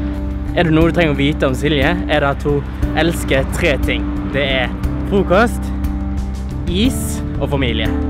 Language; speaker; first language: Norwegian; native; Norwegian